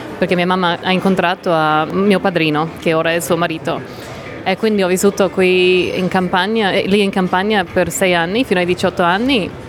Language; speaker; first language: Italian; non-native, fluent; English